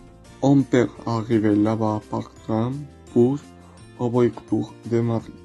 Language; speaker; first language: French; non-native, learner; Spanish